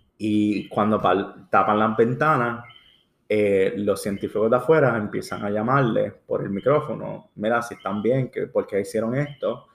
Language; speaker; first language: Spanish; early bilingual, heritage; Spanish